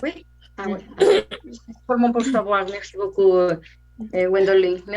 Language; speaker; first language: French; non-native, learner; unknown